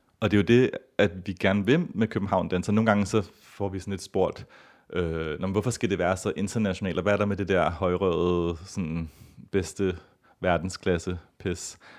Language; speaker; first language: Danish; native; Danish